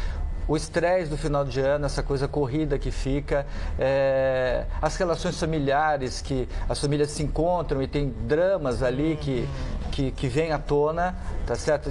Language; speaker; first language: Portuguese; native; Portuguese